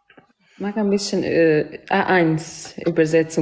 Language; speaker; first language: German; non-native, learner; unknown